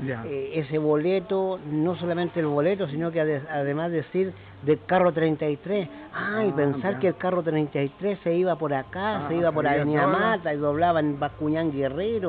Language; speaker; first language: Spanish; native; Spanish